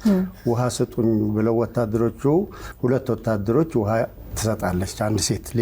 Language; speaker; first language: Amharic; native; Amharic